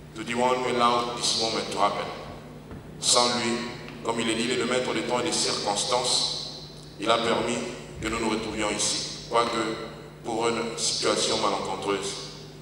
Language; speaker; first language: French; non-native, local second language; Lingala